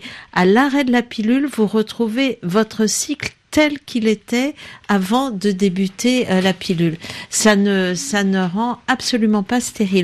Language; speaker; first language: French; native; French